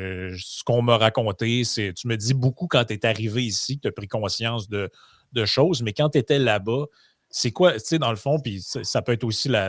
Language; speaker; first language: French; native; French